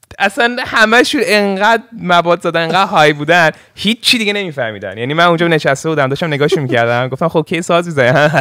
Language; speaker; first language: Persian; early bilingual, heritage; Persian